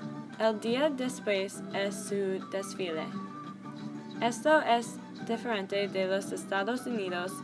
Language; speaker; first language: Spanish; non-native, learner; English